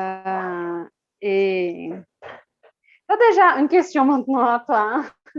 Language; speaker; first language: French; non-native, fluent; Portuguese